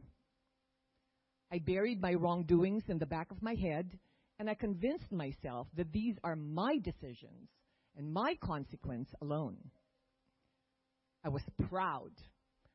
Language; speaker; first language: English; non-native, local second language; Filipino